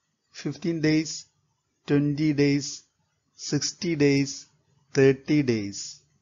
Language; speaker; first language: English; non-native, local second language; Malayalam